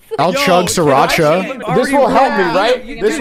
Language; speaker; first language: English; native; English